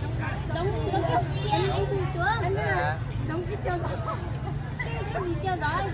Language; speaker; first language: Chinese; non-native, fluent; Vietnamese